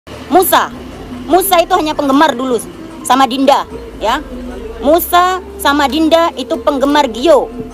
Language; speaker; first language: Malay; non-native, local second language; Javanese